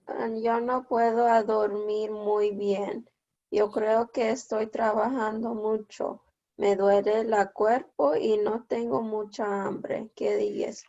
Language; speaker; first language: Spanish; non-native, learner; English